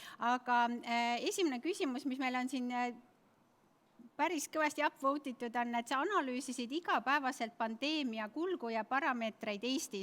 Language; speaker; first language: Estonian; native; Estonian